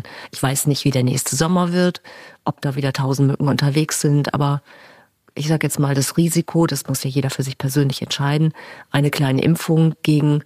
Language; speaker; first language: German; native; German